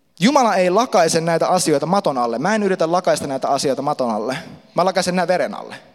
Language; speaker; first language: Finnish; native; Finnish